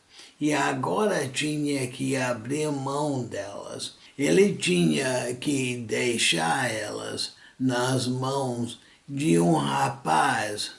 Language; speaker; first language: Portuguese; non-native, fluent; English